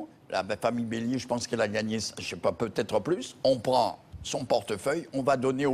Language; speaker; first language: French; native; French